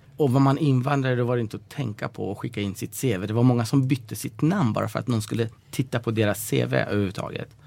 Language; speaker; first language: Swedish; early bilingual, other home language; Persian